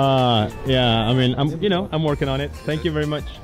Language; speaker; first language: English; non-native, fluent; Indonesian